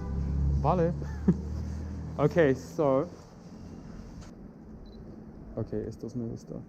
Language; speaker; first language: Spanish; non-native, fluent; English